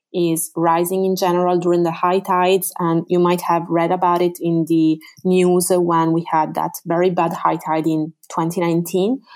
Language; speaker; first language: English; non-native, fluent; Italian